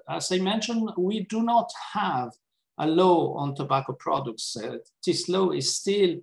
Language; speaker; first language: English; non-native, fluent; Italian